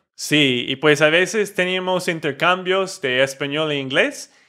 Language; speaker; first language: Spanish; non-native, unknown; English